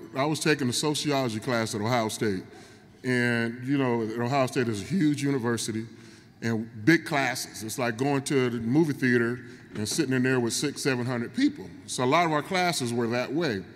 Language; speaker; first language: English; native; English